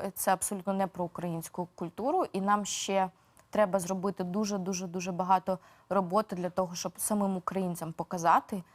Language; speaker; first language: Ukrainian; native; Ukrainian